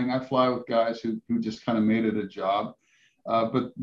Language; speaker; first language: English; native; English